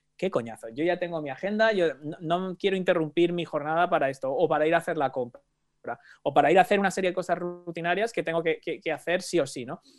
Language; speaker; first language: Spanish; native; Spanish